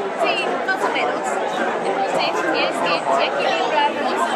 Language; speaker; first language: Spanish; non-native, learner; English